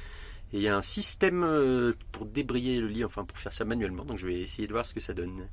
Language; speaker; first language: French; native; French